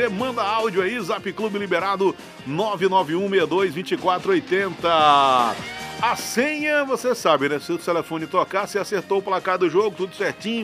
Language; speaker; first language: Portuguese; native; Portuguese